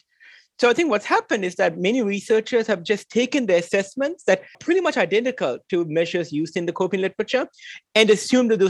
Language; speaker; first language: English; non-native, local second language; Sinhala